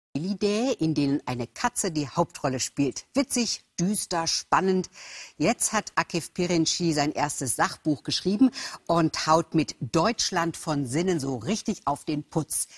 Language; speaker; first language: German; native; German